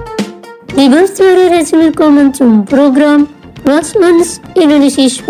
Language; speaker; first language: German; non-native, fluent; Indonesian